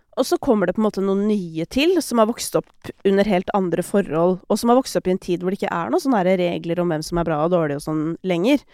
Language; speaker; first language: Norwegian; native; Norwegian